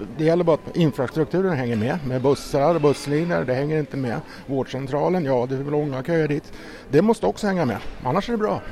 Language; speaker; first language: Swedish; native; Swedish